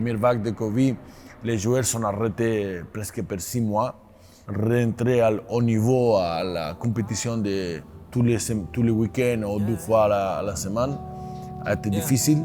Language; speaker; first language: French; non-native, fluent; Spanish